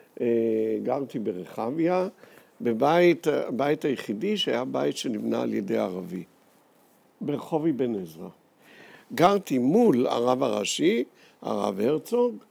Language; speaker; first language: Hebrew; native; Hebrew